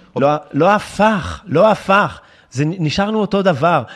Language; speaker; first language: Hebrew; non-native, fluent; French